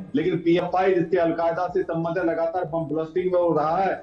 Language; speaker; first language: Hindi; native; Hindi